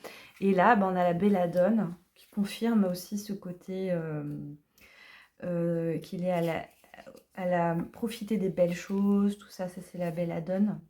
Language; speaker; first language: French; native; French